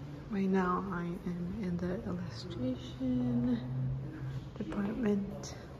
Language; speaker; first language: English; early bilingual, other home language; Spanish